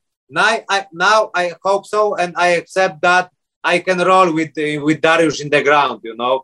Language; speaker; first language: English; non-native, learner; Polish